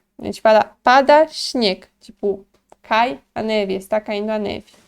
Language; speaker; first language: Portuguese; non-native, fluent; Polish